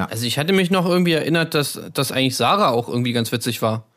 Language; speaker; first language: German; native; German